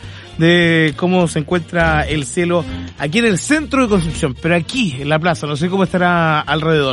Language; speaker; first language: Spanish; native; Spanish